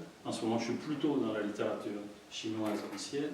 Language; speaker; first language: French; native; French